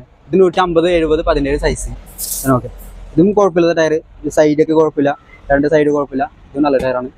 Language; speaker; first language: Malayalam; non-native, local second language; Hindi